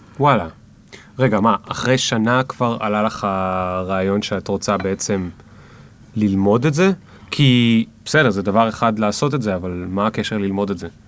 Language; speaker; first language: Hebrew; native; Hebrew